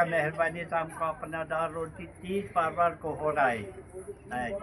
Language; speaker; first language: Hindi; non-native, local second language; Balti